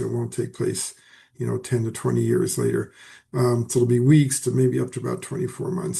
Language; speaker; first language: English; native; English